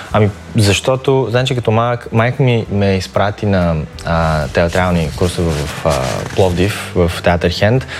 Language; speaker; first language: Bulgarian; early bilingual, other home language; Chinese